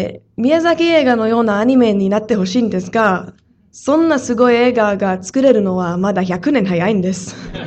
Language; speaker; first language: Japanese; non-native, fluent; English